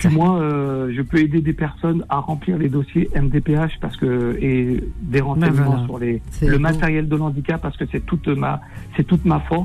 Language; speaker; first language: French; native; French